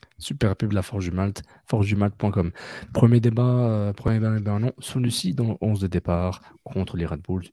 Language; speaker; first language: French; native; French